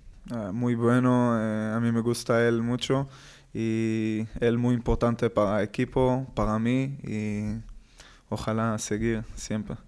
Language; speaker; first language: Spanish; non-native, learner; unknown